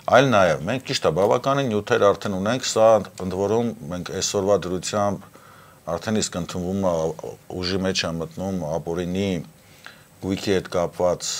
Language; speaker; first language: Armenian; native; Armenian